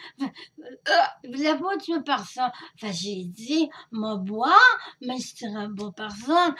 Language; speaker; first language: French; native; French